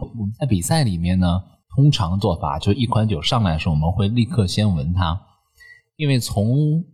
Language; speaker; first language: Chinese; native; Chinese